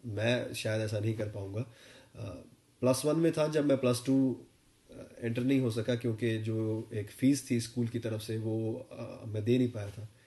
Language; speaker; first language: Hindi; non-native, local second language; Punjabi